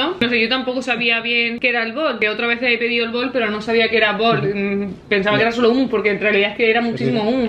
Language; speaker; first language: Spanish; native; Spanish